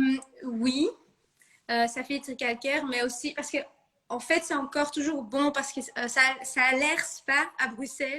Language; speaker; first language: French; non-native, fluent; Dutch